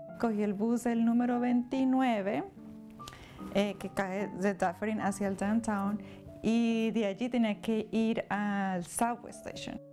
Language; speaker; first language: Spanish; native; Spanish